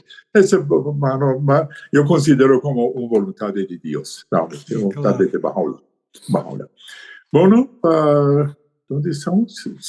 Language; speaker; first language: Portuguese; non-native, learner; Persian